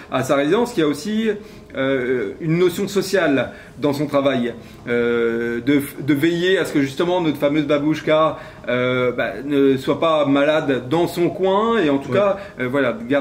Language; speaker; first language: French; native; French